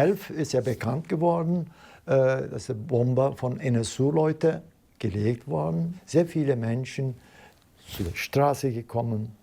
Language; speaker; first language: German; non-native, fluent; Turkish